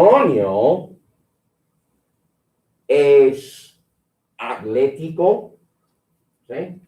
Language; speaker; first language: Spanish; non-native, fluent; English